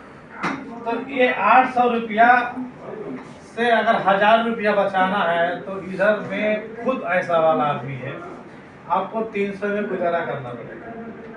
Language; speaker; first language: Hindi; non-native, learner; Nepali